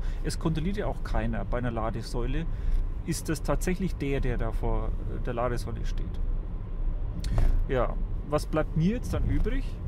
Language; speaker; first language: German; native; German